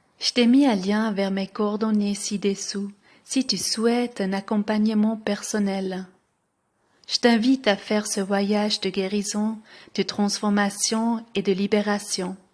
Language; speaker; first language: French; non-native, local second language; Swiss German